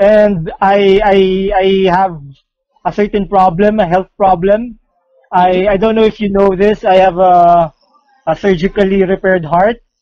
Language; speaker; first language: English; non-native, local second language; Filipino